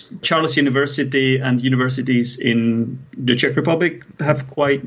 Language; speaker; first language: English; non-native, fluent; Czech